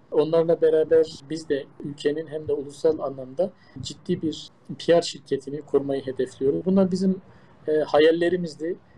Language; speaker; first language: Turkish; native; Turkish